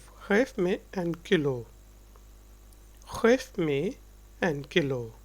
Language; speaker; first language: Dutch; non-native, learner; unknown